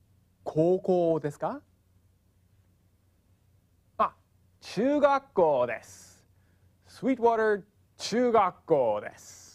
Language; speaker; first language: Japanese; non-native, fluent; English